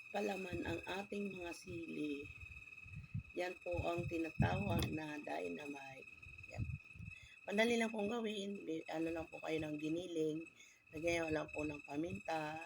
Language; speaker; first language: Filipino; non-native, local second language; Bikol